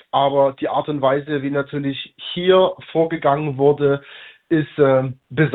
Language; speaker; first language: German; native; German